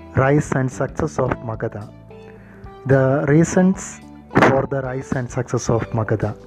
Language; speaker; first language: English; non-native, local second language; Malayalam